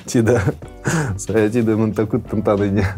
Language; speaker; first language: Indonesian; non-native, learner; Russian